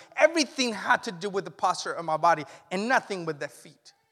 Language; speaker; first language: English; non-native, fluent; Spanish